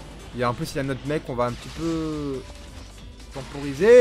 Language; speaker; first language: French; native; French